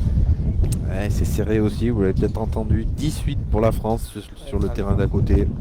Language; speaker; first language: French; native; French